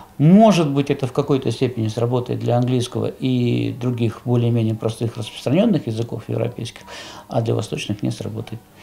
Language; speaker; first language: Russian; native; Russian